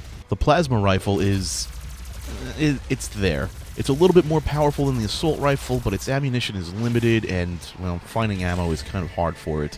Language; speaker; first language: English; native; English